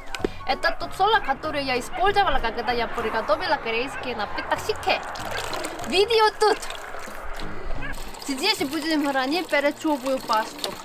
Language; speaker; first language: Russian; non-native, learner; Korean